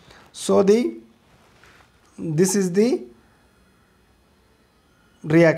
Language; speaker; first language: English; non-native, local second language; Telugu